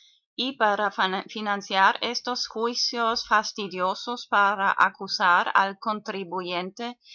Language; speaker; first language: Spanish; non-native, fluent; German